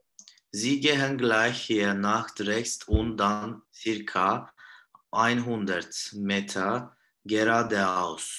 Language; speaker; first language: German; non-native, learner; Turkish